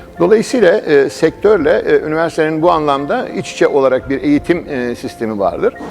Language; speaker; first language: Turkish; native; Turkish